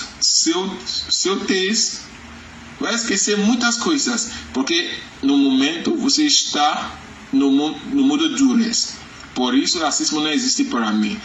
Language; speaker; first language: Portuguese; non-native, learner; Yoruba